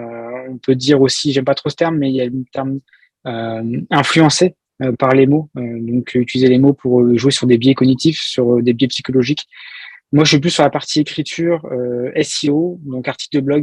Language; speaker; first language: French; native; French